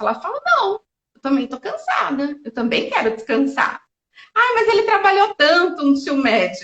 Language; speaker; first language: Portuguese; native; Portuguese